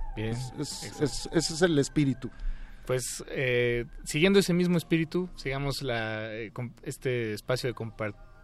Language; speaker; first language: Spanish; native; Spanish